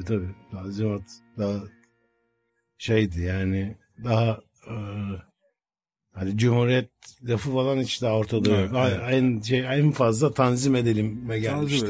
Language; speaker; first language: Turkish; native; Turkish